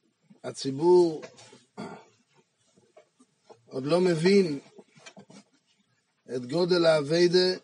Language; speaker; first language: Hebrew; non-native, fluent; French